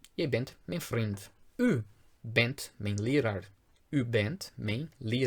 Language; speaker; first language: Dutch; non-native, fluent; Portuguese